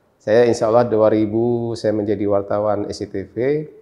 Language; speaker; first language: Indonesian; native; Indonesian